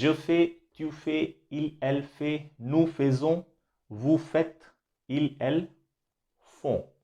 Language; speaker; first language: French; non-native, fluent; Hindi